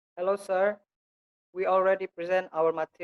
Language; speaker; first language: English; non-native, learner; Indonesian